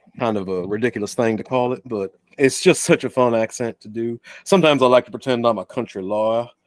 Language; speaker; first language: English; native; English